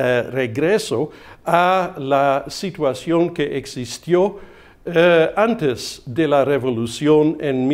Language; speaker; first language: Spanish; non-native, fluent; German